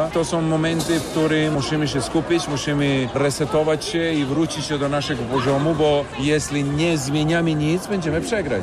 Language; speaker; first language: Polish; non-native, fluent; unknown